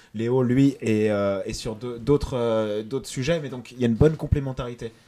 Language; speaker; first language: French; native; French